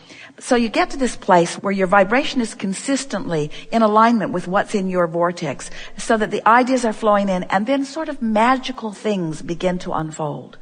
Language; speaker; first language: English; native; English